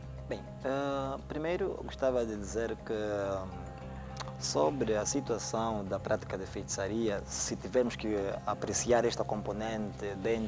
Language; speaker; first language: Portuguese; native; Portuguese